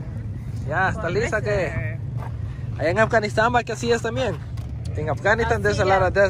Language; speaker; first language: Spanish; native; Spanish